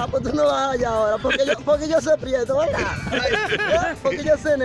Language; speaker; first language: Spanish; native; Spanish